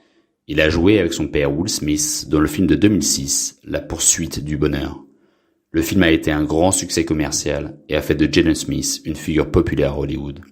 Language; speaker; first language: French; non-native, local second language; Haitian Creole